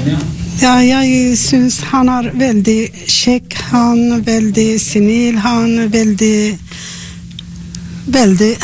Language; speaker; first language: Norwegian; non-native, learner; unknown